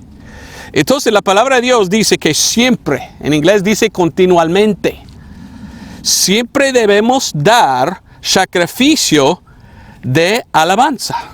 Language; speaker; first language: Spanish; non-native, fluent; English